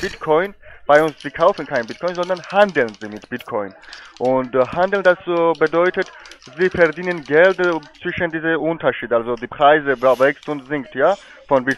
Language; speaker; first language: German; non-native, fluent; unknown